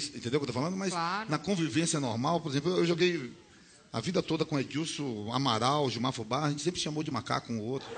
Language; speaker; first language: Portuguese; native; Portuguese